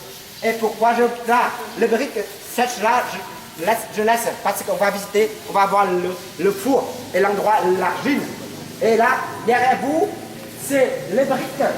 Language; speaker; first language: French; non-native, fluent; Vietnamese